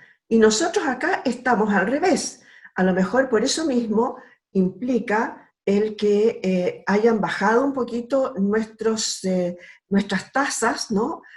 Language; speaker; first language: Spanish; native; Spanish